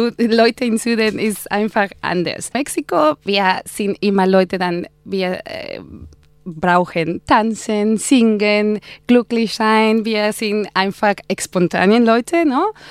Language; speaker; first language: German; non-native, learner; Spanish